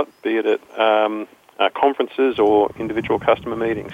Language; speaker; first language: English; native; English